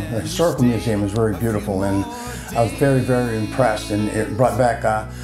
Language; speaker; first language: English; native; English